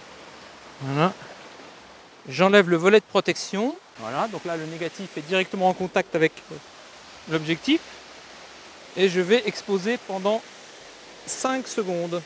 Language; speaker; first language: French; native; French